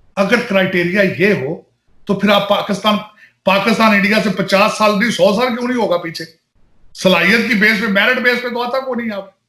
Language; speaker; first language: Urdu; non-native, local second language; Punjabi